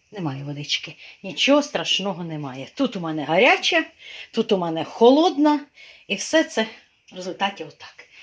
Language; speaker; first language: Ukrainian; non-native, local second language; Russian